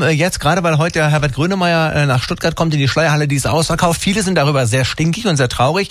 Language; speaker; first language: German; native; German